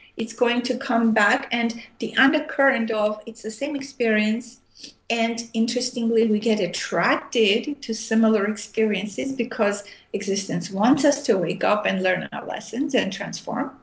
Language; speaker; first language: English; non-native, fluent; Armenian